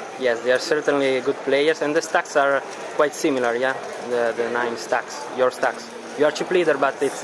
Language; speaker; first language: English; non-native, fluent; Italian